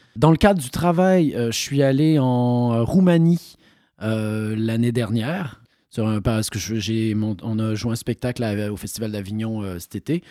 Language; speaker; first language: French; native; French